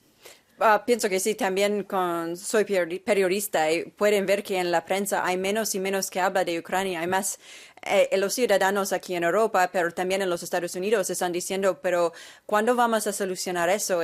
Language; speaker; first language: Spanish; non-native, fluent; English